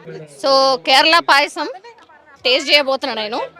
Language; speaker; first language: Telugu; native; Telugu